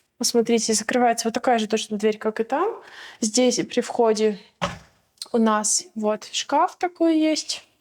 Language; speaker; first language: Russian; native; Russian